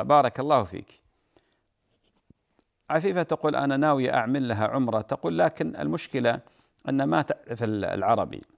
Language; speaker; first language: Arabic; native; Arabic